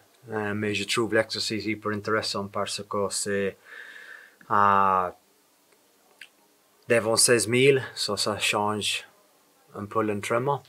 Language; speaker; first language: French; non-native, fluent; English